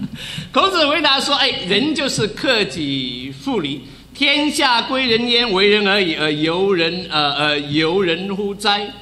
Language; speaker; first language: Chinese; native; Chinese